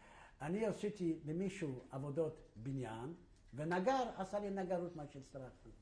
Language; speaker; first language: Hebrew; non-native, fluent; Yiddish